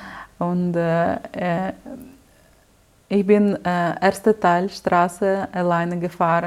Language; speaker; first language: German; non-native, learner; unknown